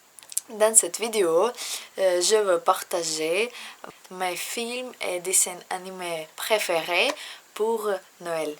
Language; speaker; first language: French; non-native, learner; Russian